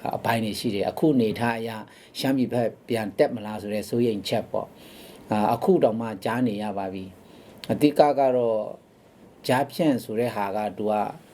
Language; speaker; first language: Burmese; non-native, local second language; Shan